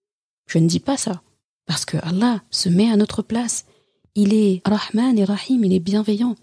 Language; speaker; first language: French; native; French